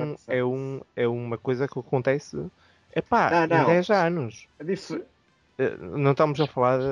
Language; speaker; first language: Portuguese; native; Portuguese